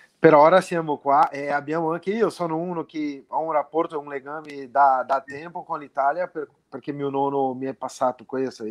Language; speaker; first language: Italian; non-native, fluent; Portuguese